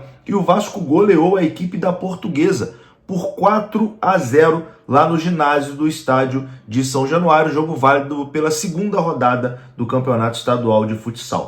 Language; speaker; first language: Portuguese; native; Portuguese